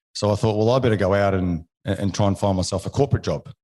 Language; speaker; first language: English; non-native, fluent; French